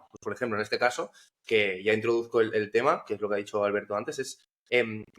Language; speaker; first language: Spanish; native; Spanish